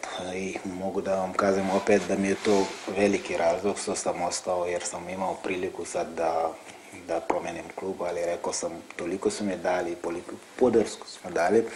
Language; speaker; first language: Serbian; non-native, fluent; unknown